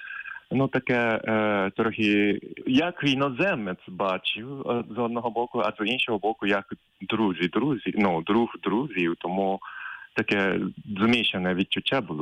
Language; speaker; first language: Ukrainian; non-native, fluent; Japanese